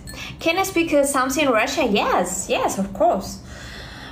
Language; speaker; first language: English; non-native, learner; Russian